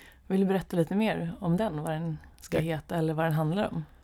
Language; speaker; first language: Swedish; native; Swedish